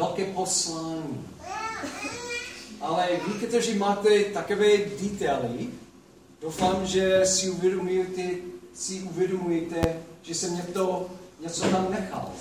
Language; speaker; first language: Czech; non-native, fluent; English